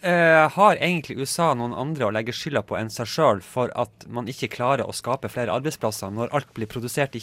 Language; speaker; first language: Norwegian; non-native, learner; English